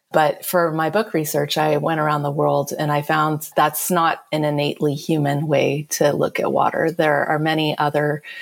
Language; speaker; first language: English; native; English